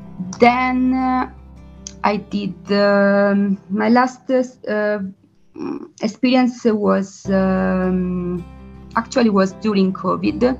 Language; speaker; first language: English; non-native, learner; Italian